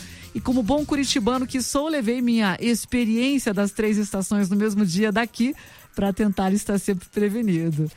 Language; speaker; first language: Portuguese; native; Portuguese